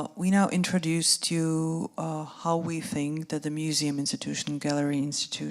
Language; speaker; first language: English; non-native, fluent; Czech